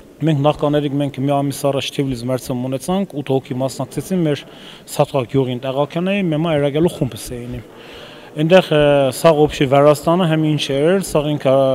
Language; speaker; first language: Armenian; native; Armenian